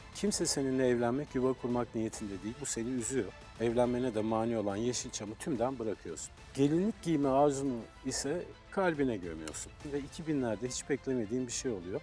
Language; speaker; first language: Turkish; native; Turkish